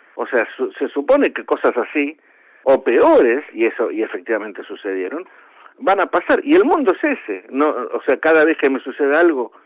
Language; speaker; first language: Spanish; native; Spanish